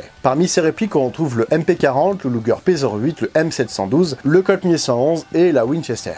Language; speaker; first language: French; native; French